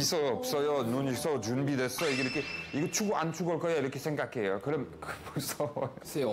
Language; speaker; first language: Korean; non-native, learner; French